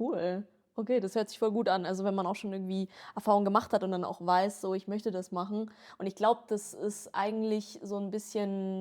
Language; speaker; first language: German; native; German